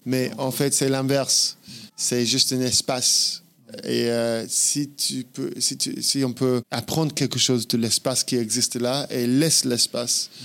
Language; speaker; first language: French; non-native, fluent; English